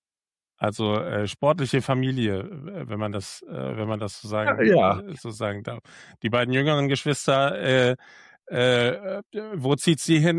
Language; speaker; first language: German; native; German